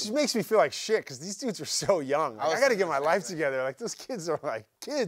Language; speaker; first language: English; native; English